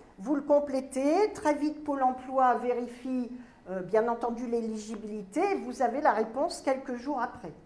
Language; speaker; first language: French; native; French